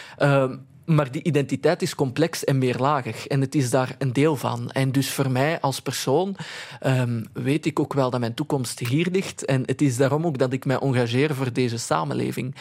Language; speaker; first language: Dutch; early bilingual, other home language; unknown